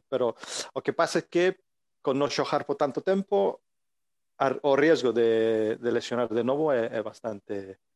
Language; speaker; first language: Galician; native; Galician